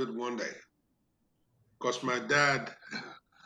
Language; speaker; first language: English; non-native, local second language; Igbo